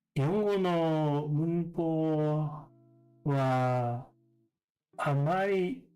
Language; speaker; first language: Japanese; non-native, learner; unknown